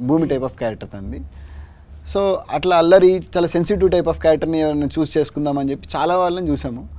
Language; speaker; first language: Telugu; native; Telugu